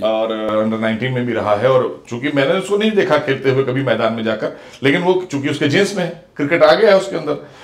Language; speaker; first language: Hindi; native; Hindi